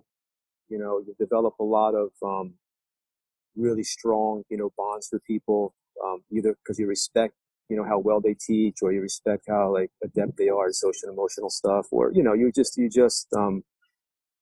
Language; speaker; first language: English; native; English